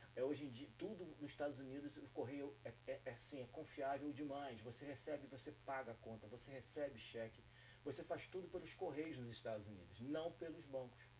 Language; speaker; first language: Portuguese; native; Portuguese